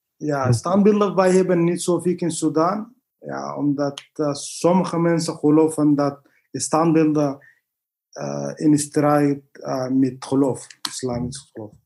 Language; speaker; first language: Dutch; non-native, learner; Arabic